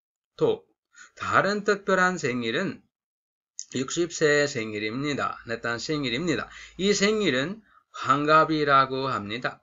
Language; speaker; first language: Korean; non-native, fluent; Sinhala